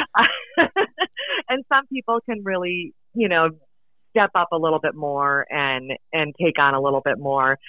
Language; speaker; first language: English; native; English